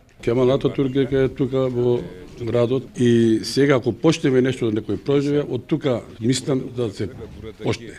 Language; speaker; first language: Macedonian; early bilingual, heritage; Macedonian